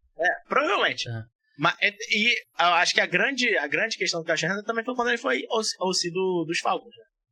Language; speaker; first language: Portuguese; native; Portuguese